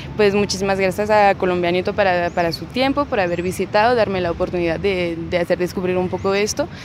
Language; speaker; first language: Spanish; non-native, fluent; French